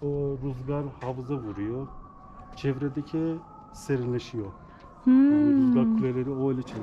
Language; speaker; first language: Turkish; non-native, learner; Persian